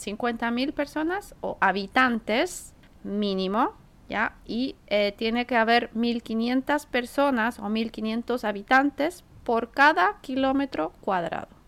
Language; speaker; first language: Spanish; native; Spanish